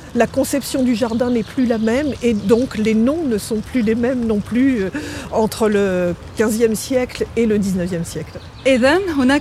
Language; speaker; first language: French; native; French